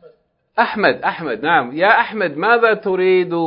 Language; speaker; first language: Arabic; non-native, fluent; English